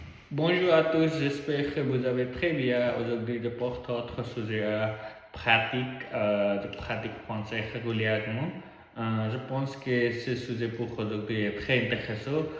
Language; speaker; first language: French; non-native, learner; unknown